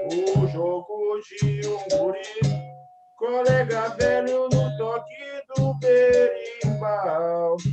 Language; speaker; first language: Portuguese; native; Portuguese